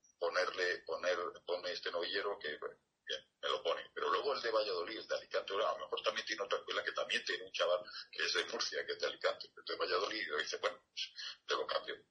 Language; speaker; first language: Spanish; native; Spanish